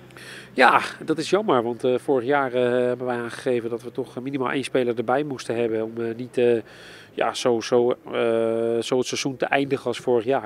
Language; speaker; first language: Dutch; native; Dutch